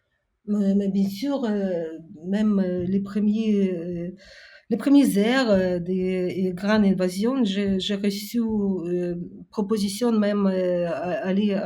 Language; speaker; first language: French; non-native, fluent; Ukrainian